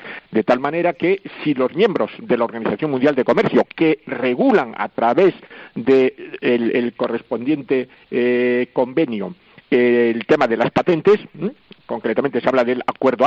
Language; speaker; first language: Spanish; native; Spanish